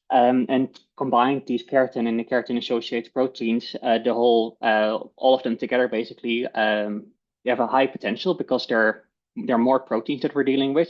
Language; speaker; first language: English; non-native, fluent; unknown